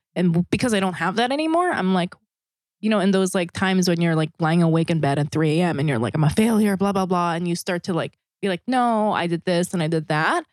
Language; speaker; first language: English; non-native, fluent; Korean